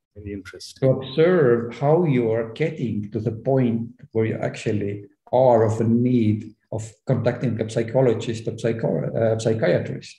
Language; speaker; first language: English; non-native, fluent; Estonian